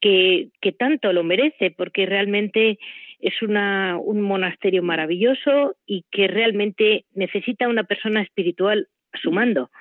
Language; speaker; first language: Spanish; native; Spanish